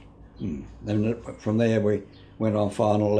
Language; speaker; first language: English; native; English